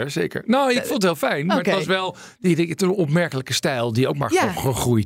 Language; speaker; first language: Dutch; native; Dutch